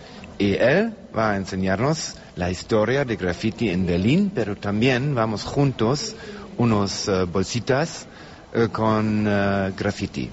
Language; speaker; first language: Spanish; non-native, learner; German